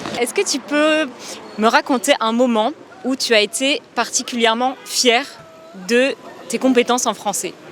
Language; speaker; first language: French; native; French